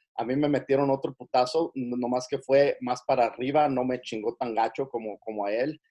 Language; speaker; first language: Spanish; early bilingual, heritage; Spanish